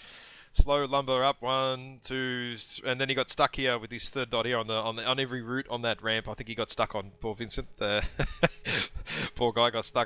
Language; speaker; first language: English; native; English